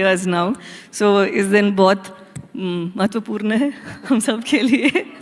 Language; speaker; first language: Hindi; non-native, local second language; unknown